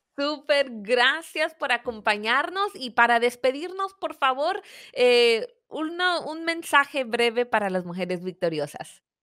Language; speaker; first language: Spanish; native; Spanish